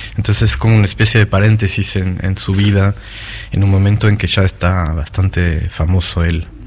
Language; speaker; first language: Spanish; non-native, fluent; French